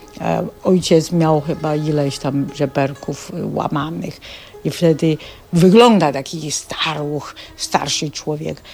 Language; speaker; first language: Polish; non-native, fluent; Chinese